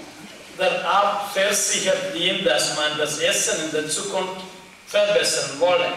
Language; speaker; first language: German; non-native, learner; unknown